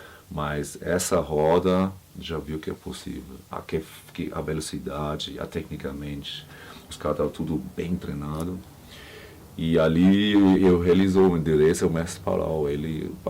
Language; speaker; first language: Portuguese; non-native, learner; German